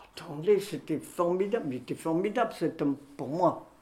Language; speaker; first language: French; native; French